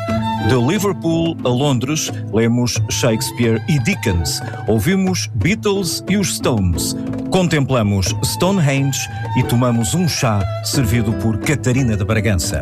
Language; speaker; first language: Portuguese; native; Portuguese